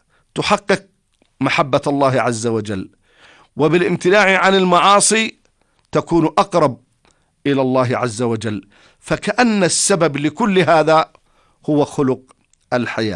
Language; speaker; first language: Arabic; native; Arabic